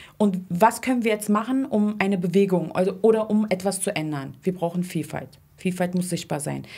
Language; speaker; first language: German; early bilingual, other home language; Turkish